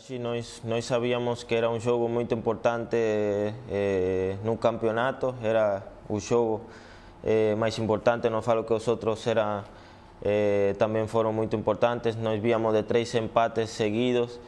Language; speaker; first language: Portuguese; non-native, fluent; Spanish